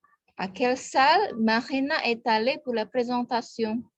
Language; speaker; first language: French; non-native, fluent; Indonesian